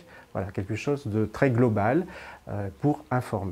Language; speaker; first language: French; native; French